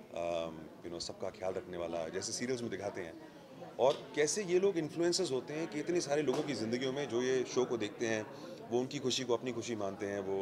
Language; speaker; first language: Hindi; native; Hindi